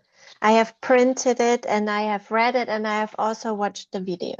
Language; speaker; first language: English; non-native, fluent; German